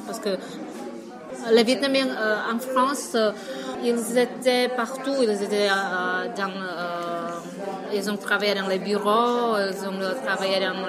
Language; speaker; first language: French; non-native, fluent; Vietnamese